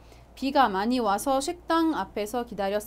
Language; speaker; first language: Korean; non-native, fluent; Arabic